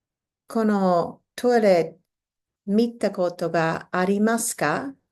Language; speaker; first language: Japanese; non-native, fluent; English